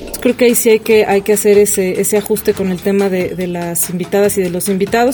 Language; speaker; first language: Spanish; native; Spanish